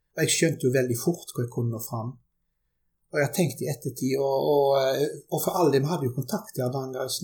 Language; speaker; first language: Norwegian; early bilingual, other home language; German